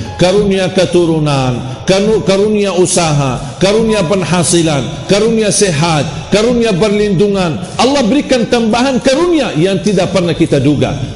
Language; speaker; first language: Malay; non-native, fluent; Arabic